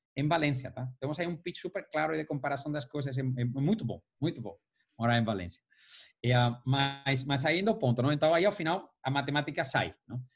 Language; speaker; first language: Portuguese; non-native, fluent; Spanish